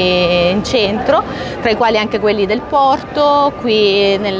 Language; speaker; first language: Italian; native; Italian